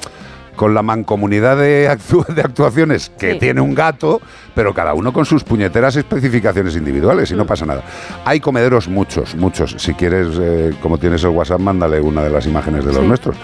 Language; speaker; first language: Spanish; native; Spanish